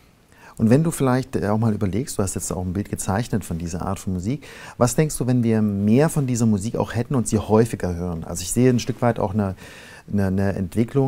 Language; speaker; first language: German; native; German